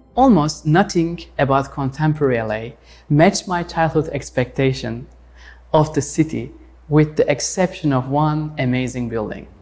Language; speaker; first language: English; non-native, fluent; Turkish